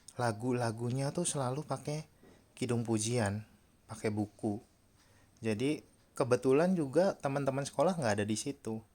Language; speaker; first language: Indonesian; native; Indonesian